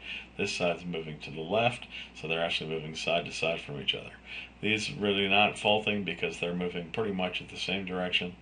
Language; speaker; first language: English; native; English